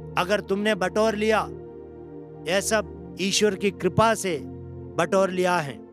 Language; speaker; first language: Hindi; non-native, local second language; Malayalam